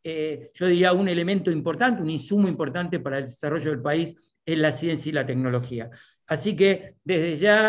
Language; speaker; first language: Spanish; native; Spanish